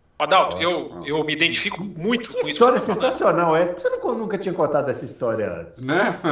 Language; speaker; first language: Portuguese; native; Portuguese